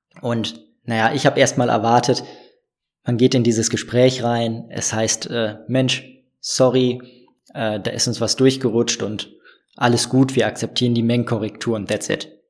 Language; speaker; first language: German; native; German